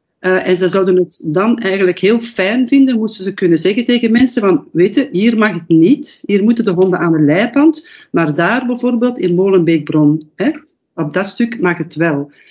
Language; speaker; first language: Dutch; native; Dutch